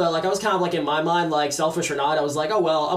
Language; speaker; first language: English; native; English